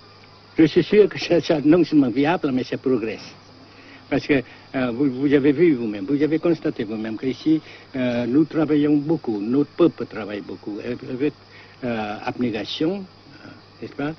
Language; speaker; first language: French; non-native, local second language; Vietnamese